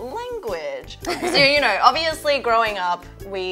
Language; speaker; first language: English; native; English